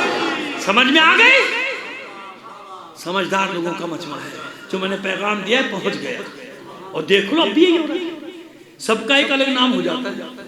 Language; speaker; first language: Urdu; native; Urdu